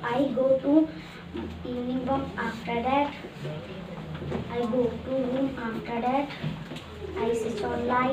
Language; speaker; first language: English; non-native, learner; Hindi